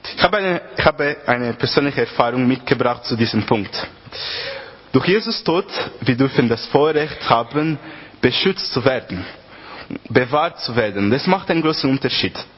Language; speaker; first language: German; non-native, fluent; Portuguese